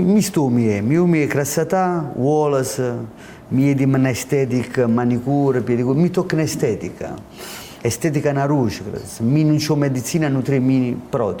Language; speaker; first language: Russian; non-native, learner; Italian